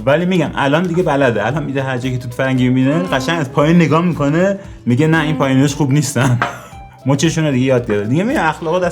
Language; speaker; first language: Persian; native; Persian